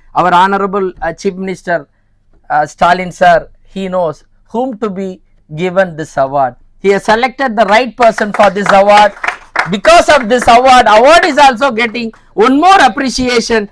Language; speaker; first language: English; non-native, local second language; Tamil